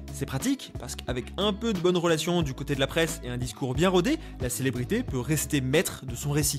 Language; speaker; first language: French; native; French